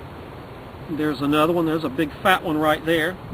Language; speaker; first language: English; native; English